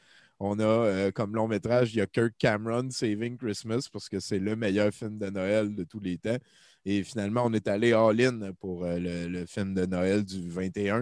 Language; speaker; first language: French; native; French